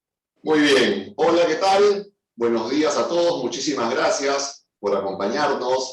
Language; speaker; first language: Spanish; native; Spanish